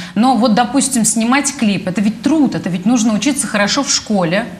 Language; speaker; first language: Russian; native; Russian